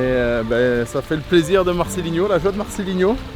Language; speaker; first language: French; native; French